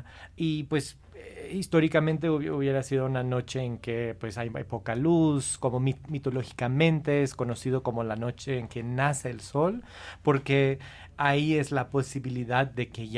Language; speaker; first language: Spanish; non-native, fluent; English